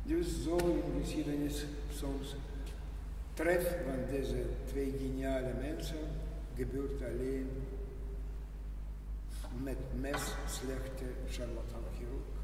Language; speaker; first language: Dutch; non-native, learner; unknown